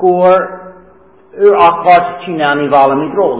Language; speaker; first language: Hungarian; non-native, fluent; English